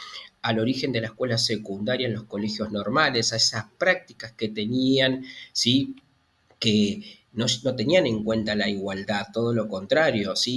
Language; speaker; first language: Spanish; native; Spanish